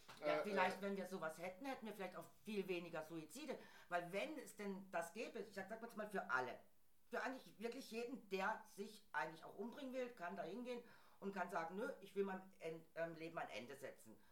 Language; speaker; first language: German; native; German